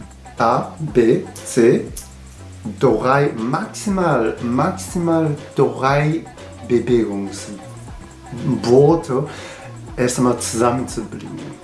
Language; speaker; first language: German; non-native, learner; Japanese